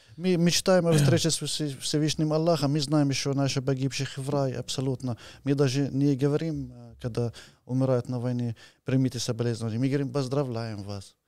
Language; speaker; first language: Russian; non-native, fluent; Arabic